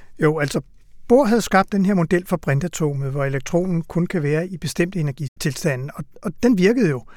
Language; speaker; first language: Danish; native; Danish